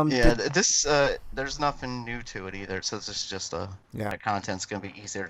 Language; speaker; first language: English; native; English